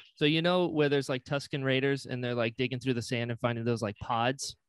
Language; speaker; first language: English; native; English